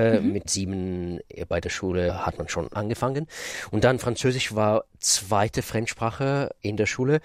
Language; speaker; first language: German; non-native, fluent; Russian